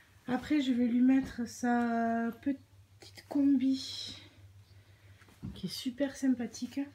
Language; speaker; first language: French; native; French